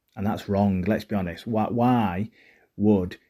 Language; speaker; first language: English; native; English